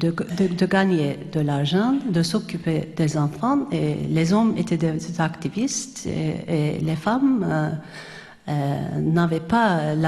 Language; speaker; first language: French; non-native, fluent; Turkish